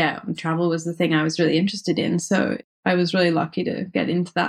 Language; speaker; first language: English; native; English